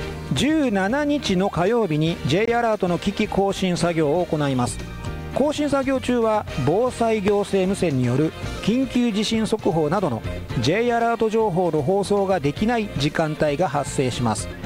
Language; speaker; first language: Japanese; native; Japanese